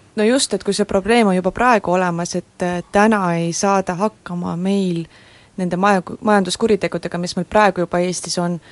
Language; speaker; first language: Estonian; non-native, local second language; Russian